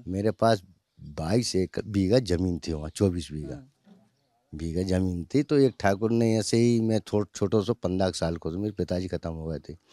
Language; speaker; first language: Hindi; native; Hindi